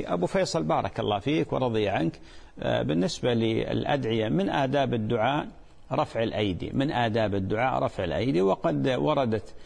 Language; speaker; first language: Arabic; native; Arabic